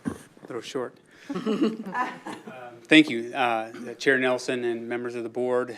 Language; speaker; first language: English; native; English